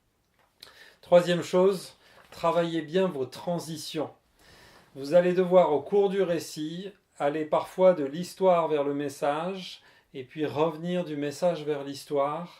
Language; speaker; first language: French; native; French